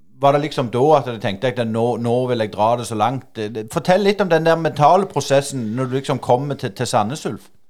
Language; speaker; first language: Norwegian; native; Norwegian